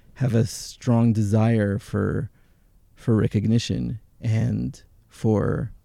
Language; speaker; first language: English; early bilingual, other home language; Hebrew